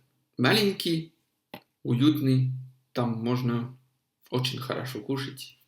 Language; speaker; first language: Russian; non-native, fluent; French